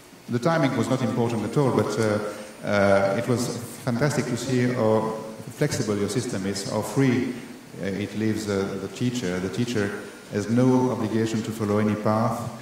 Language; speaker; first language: English; non-native, fluent; French